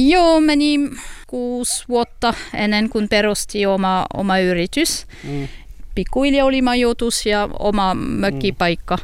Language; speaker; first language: Finnish; non-native, learner; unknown